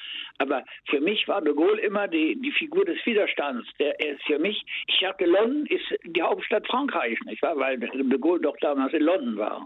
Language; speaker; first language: German; native; German